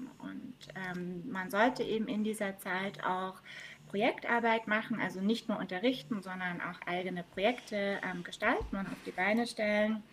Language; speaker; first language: German; native; German